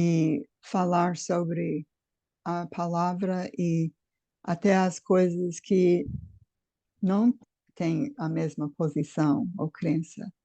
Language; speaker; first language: Portuguese; non-native, fluent; English